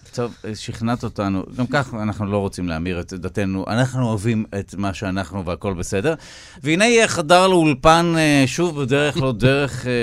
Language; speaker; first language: Hebrew; native; Hebrew